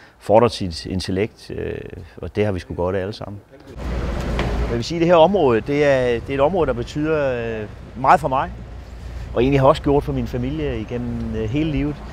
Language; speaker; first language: Danish; native; Danish